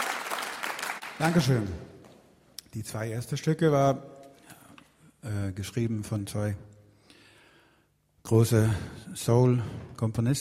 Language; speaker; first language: German; non-native, fluent; Swedish